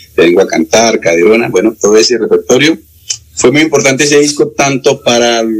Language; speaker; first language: Spanish; native; Spanish